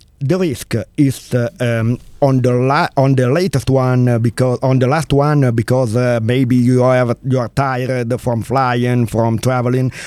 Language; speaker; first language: English; non-native, learner; Italian